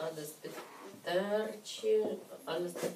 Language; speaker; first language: Italian; non-native, learner; Russian